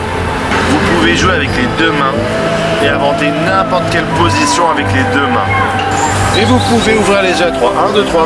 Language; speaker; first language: French; native; French